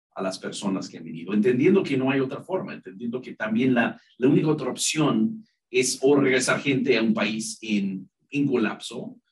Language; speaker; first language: Spanish; non-native, fluent; English